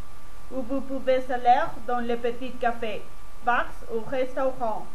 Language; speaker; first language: French; non-native, learner; Spanish